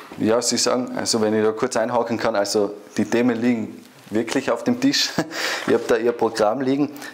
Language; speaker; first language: German; native; German